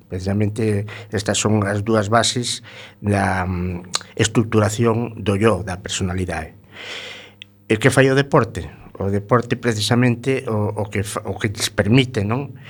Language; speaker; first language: Galician; non-native, local second language; Spanish